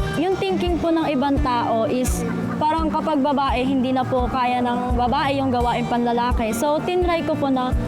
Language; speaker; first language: Filipino; native; Filipino